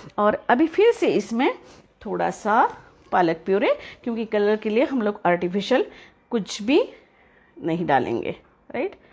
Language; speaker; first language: Hindi; non-native, local second language; Marathi